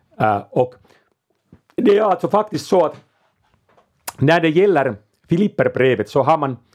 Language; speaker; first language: Swedish; non-native, local second language; Finnish